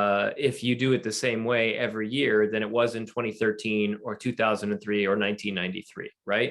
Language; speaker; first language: English; native; English